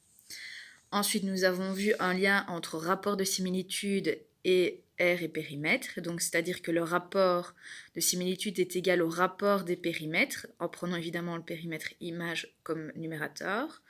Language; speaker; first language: French; native; French